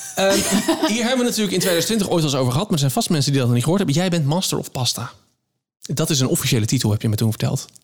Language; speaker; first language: Dutch; native; Dutch